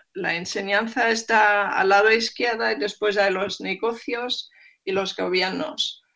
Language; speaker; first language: Spanish; non-native, fluent; German